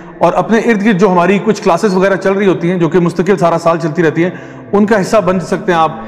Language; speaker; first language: Urdu; native; Urdu